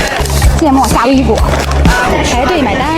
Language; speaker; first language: Chinese; native; Chinese